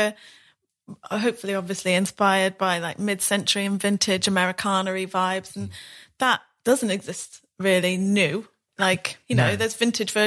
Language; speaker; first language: English; native; English